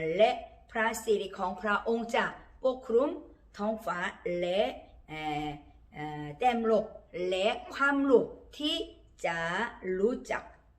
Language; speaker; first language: Thai; non-native, learner; Korean